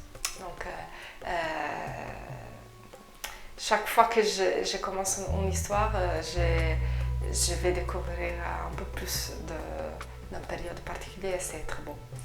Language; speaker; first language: French; non-native, fluent; Italian